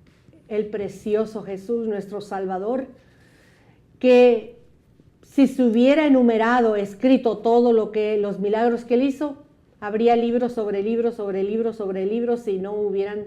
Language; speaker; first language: Spanish; native; Spanish